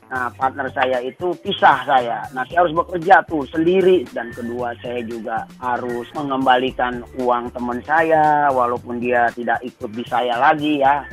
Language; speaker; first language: Indonesian; native; Indonesian